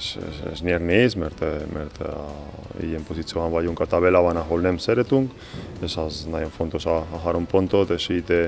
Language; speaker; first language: Hungarian; non-native, learner; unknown